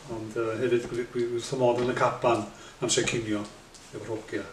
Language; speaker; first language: Welsh; native; Welsh